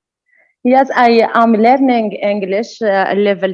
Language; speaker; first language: English; non-native, learner; Arabic